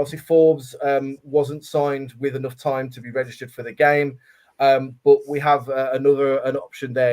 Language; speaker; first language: English; native; English